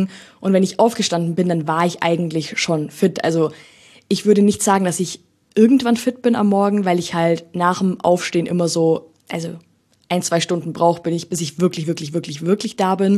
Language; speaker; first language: German; native; German